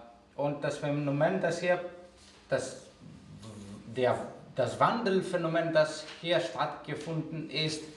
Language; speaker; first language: German; non-native, fluent; Greek